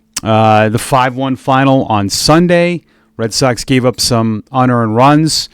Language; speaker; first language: English; native; English